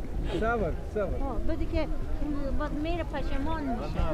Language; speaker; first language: Persian; native; Persian